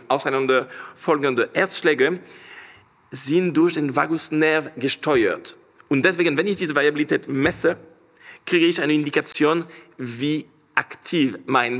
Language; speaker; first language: German; non-native, fluent; French